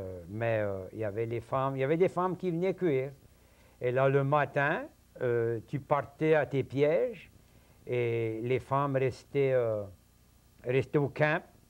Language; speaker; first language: French; early bilingual, heritage; French